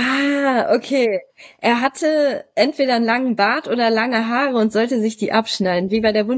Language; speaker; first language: German; native; German